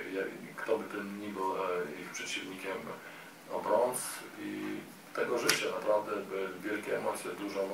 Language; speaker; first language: Polish; non-native, fluent; Lithuanian